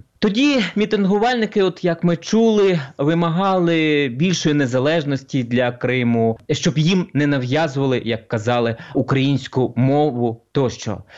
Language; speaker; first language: Ukrainian; native; Ukrainian